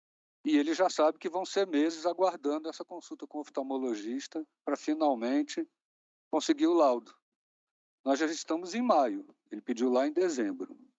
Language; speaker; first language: Portuguese; native; Portuguese